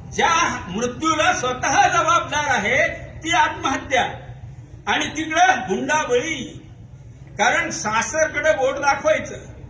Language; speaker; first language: Marathi; non-native, local second language; Urdu